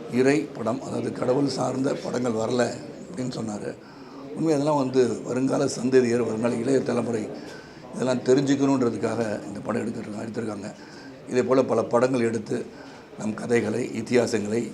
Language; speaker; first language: Tamil; native; Tamil